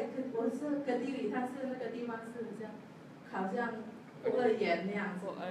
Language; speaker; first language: Chinese; non-native, learner; Javanese